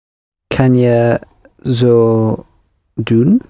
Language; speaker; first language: Dutch; non-native, learner; English